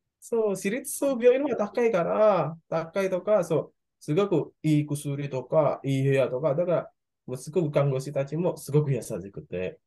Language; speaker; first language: Japanese; non-native, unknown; Indonesian